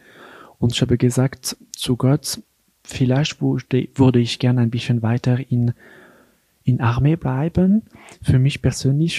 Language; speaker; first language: German; non-native, local second language; French